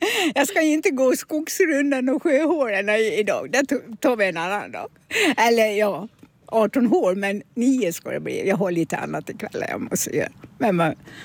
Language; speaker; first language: Swedish; native; Swedish